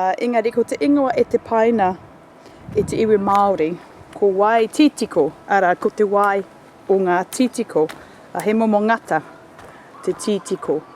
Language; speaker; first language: Māori; non-native, local second language; English